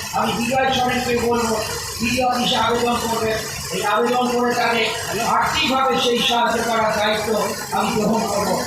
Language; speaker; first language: Bangla; native; Bangla